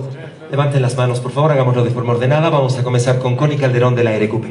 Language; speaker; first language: Spanish; native; Spanish